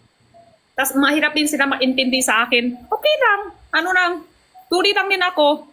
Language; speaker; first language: Filipino; non-native, learner; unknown